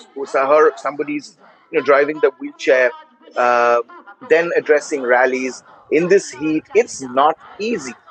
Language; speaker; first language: English; non-native, local second language; Bangla